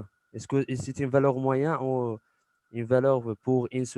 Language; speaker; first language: French; non-native, local second language; Arabic